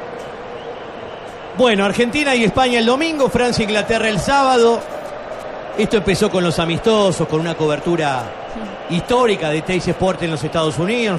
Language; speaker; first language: Spanish; native; Spanish